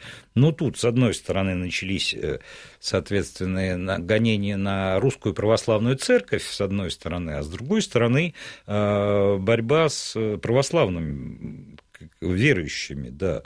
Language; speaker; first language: Russian; native; Russian